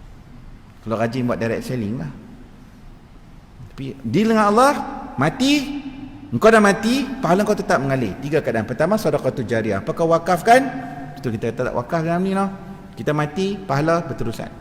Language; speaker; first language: Malay; native; Malay